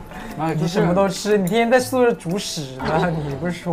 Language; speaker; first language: Chinese; native; Chinese